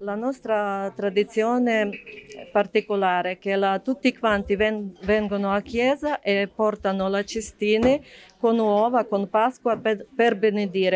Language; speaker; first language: Italian; non-native, fluent; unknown